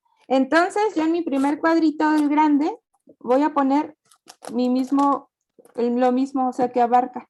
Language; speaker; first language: Spanish; native; Spanish